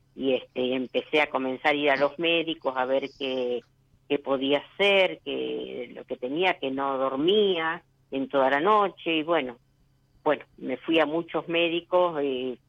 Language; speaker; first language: Spanish; native; Spanish